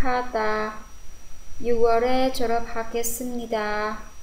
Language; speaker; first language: Korean; non-native, fluent; Vietnamese